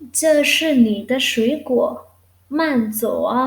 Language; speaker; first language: Chinese; non-native, fluent; Thai